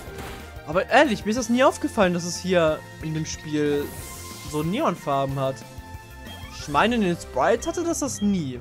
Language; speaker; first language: German; native; German